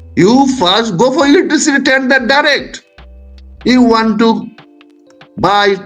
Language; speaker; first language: English; non-native, local second language; Bangla